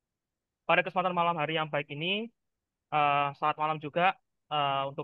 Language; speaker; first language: Indonesian; native; Indonesian